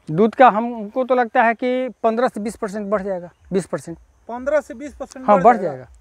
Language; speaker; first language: Hindi; native; Hindi